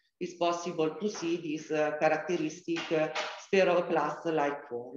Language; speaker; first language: English; non-native, learner; Italian